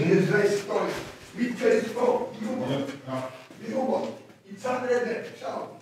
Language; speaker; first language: German; non-native, learner; Polish